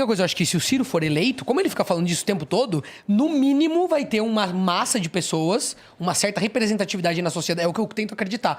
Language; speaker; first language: Portuguese; native; Portuguese